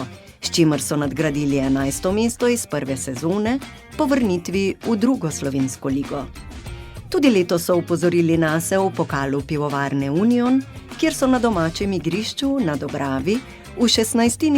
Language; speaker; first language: Slovenian; native; Slovenian